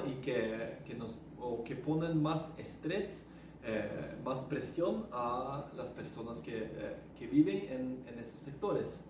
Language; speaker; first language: Spanish; non-native, fluent; Norwegian